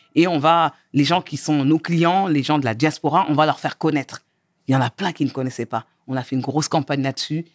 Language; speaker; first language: French; early bilingual, other home language; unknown